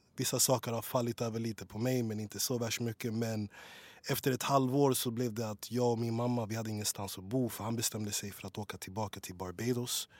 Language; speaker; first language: Swedish; early bilingual, other home language; English